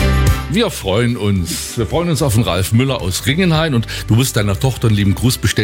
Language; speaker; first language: German; native; German